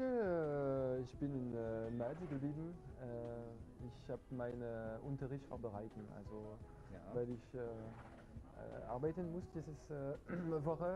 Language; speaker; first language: German; non-native, learner; French